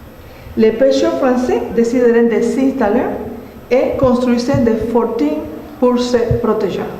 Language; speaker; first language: French; non-native, learner; Spanish